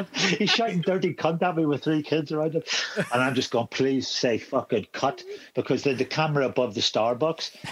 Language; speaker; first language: English; native; English